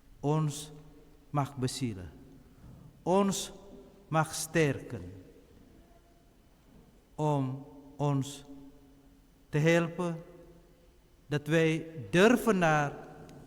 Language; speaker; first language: Dutch; non-native, fluent; Indonesian